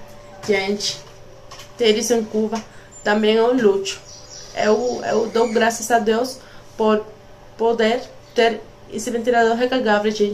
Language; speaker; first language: Portuguese; non-native, learner; Spanish